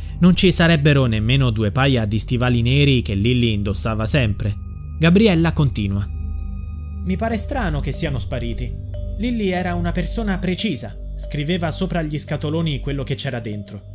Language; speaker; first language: Italian; native; Italian